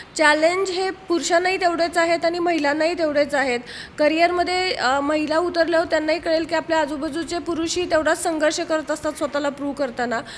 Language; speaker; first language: Marathi; native; Marathi